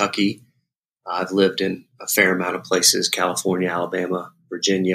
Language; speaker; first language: English; native; English